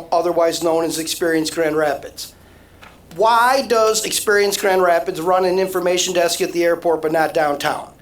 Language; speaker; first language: English; native; English